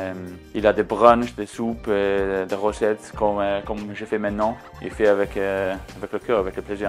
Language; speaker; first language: French; non-native, learner; English